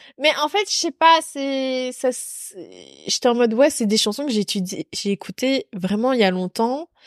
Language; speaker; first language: French; native; French